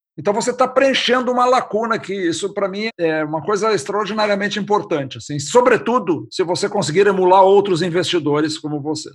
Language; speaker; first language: Portuguese; native; Portuguese